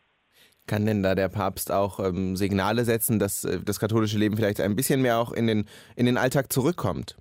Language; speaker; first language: German; native; German